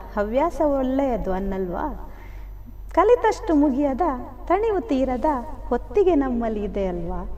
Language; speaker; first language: Kannada; non-native, local second language; Tulu